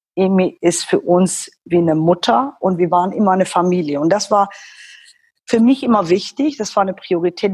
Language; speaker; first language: German; non-native, fluent; Persian